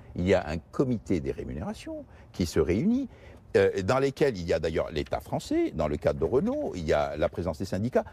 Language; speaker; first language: French; non-native, local second language; Portuguese